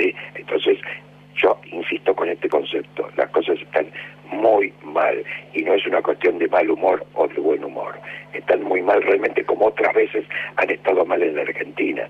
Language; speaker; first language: Spanish; native; Spanish